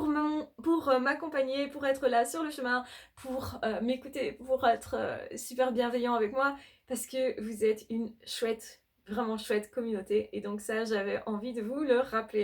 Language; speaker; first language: French; native; French